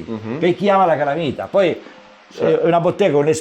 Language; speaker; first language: Italian; native; Italian